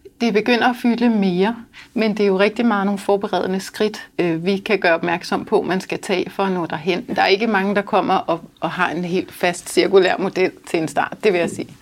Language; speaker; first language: Danish; native; Danish